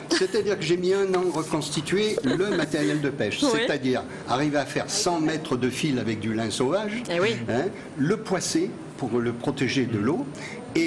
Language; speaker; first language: French; native; French